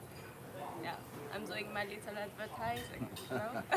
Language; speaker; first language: English; non-native, fluent; French